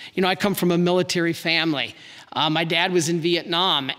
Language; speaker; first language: English; native; English